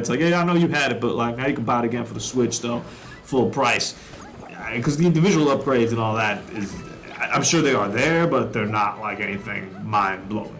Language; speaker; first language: English; native; English